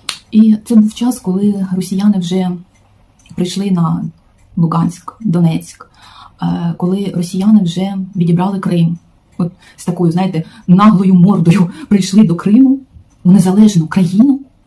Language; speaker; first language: Ukrainian; non-native, local second language; Russian